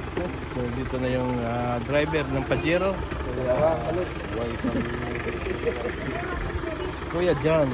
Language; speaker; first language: Filipino; non-native, local second language; Cebuano